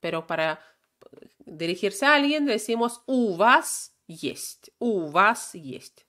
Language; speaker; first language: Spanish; non-native, fluent; Russian